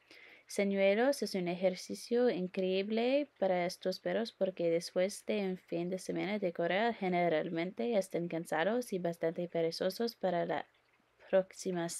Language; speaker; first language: Spanish; non-native, learner; English